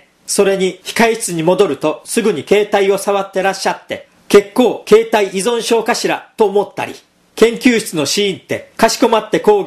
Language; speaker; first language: Japanese; native; Japanese